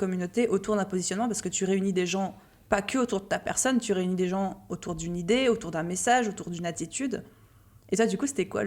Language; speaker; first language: French; native; French